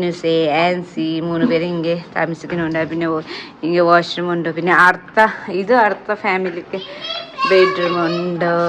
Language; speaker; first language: Malayalam; non-native, learner; Nepali